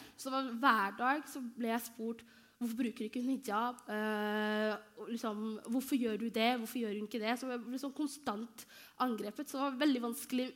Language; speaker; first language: Norwegian; early bilingual, other home language; Somali